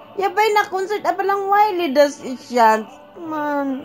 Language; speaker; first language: German; non-native, learner; Filipino